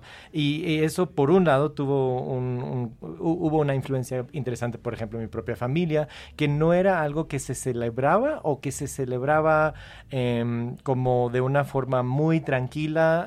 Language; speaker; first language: Spanish; early bilingual, heritage; Spanish